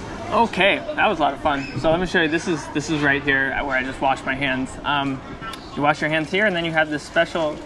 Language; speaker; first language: English; native; English